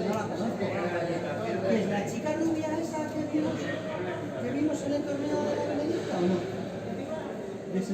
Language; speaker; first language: Spanish; native; Spanish